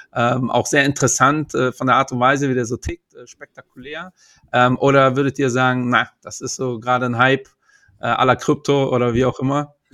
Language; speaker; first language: German; early bilingual, other home language; Portuguese